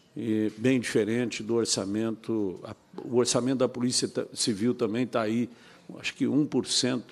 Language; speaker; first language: Portuguese; native; Portuguese